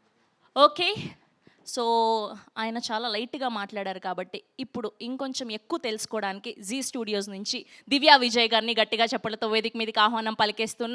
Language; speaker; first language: Telugu; native; Telugu